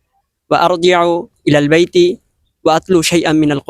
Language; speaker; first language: Arabic; non-native, learner; Bangla